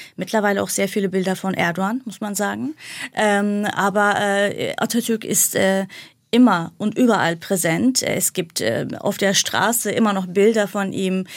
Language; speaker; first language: German; non-native, fluent; Kurdish